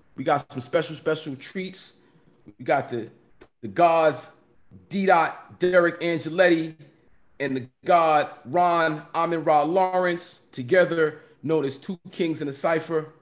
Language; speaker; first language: English; native; English